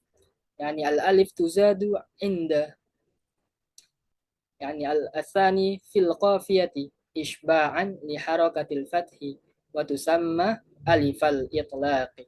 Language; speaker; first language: Arabic; non-native, fluent; Indonesian